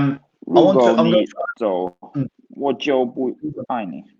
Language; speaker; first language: Chinese; non-native, learner; Swedish